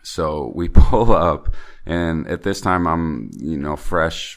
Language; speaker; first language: English; native; English